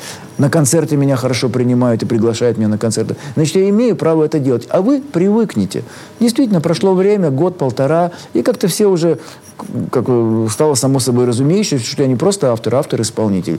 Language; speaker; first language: Russian; native; Russian